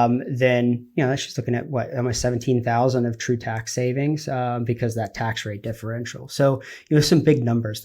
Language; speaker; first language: English; native; English